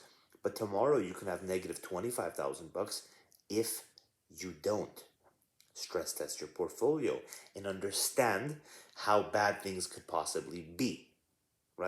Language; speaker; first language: English; native; English